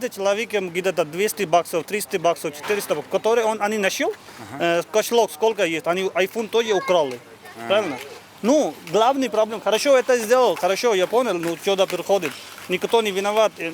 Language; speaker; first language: Russian; non-native, learner; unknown